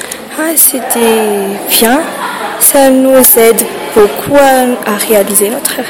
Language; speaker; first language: French; non-native, learner; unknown